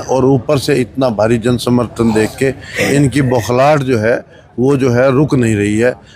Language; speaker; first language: Hindi; native; Hindi